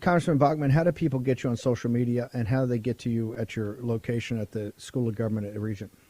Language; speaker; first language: English; native; English